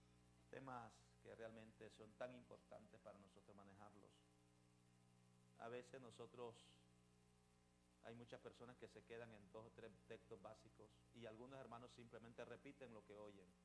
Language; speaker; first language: Spanish; native; Spanish